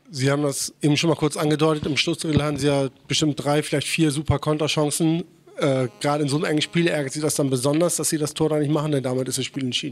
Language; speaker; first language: German; native; German